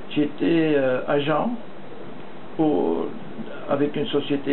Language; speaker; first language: French; non-native, fluent; Dutch